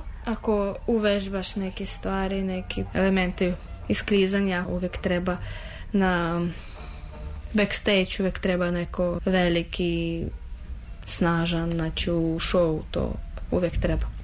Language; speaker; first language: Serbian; non-native, fluent; Russian